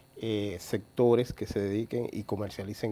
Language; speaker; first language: Spanish; native; Spanish